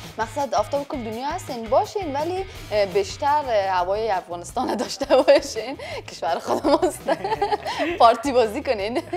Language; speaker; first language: Persian; native; Persian